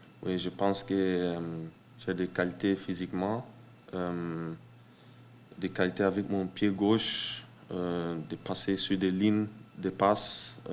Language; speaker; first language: French; early bilingual, heritage; French